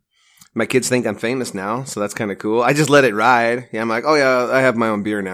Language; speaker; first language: English; native; English